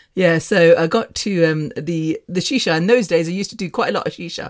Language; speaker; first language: English; early bilingual, other home language; Punjabi